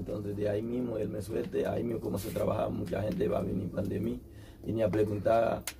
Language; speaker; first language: Spanish; non-native, learner; Haitian Creole